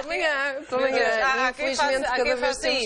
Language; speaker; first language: Portuguese; native; Portuguese